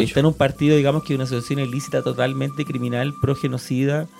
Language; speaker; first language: Spanish; native; Spanish